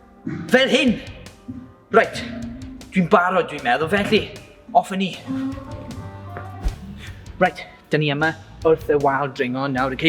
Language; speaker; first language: Welsh; non-native, local second language; English